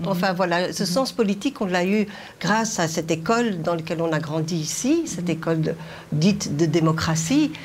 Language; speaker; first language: French; early bilingual, other home language; Arabic